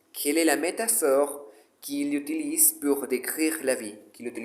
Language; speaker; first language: French; non-native, learner; Spanish